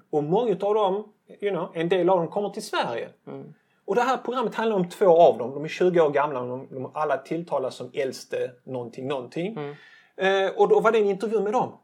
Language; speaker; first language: Swedish; early bilingual, other home language; Turkish